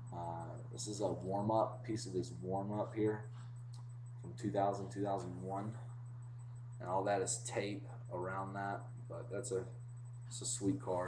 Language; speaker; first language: English; native; English